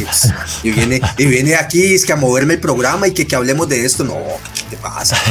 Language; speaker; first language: Spanish; native; Spanish